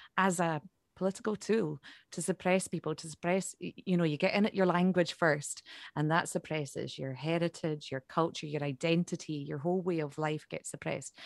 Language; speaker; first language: English; native; English